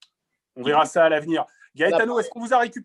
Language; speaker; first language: French; native; French